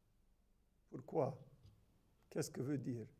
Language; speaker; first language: French; non-native, fluent; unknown